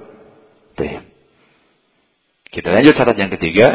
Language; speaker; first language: Indonesian; native; Indonesian